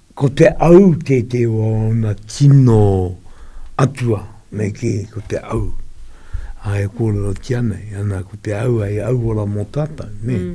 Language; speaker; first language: Māori; native; Māori